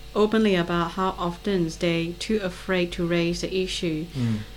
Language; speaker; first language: English; non-native, local second language; Cantonese